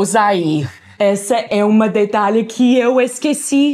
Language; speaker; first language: Portuguese; non-native, fluent; English